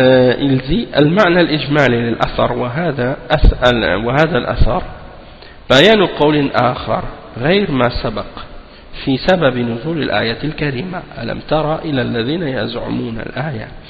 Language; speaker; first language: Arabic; non-native, fluent; French